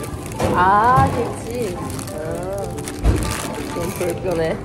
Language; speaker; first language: Korean; non-native, learner; Japanese